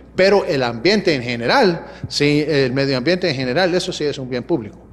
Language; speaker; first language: Spanish; early bilingual, heritage; Spanish